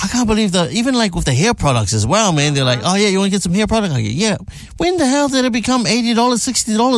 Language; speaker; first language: English; native; English